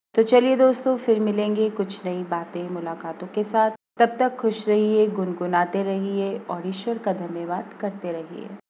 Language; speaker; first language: Hindi; native; Hindi